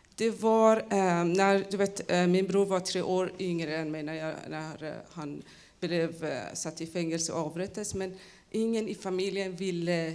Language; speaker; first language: Swedish; non-native, fluent; Persian